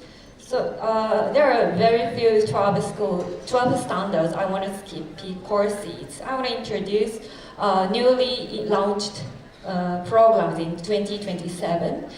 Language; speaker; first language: English; non-native, fluent; Japanese